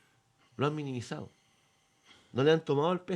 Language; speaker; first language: Spanish; native; Spanish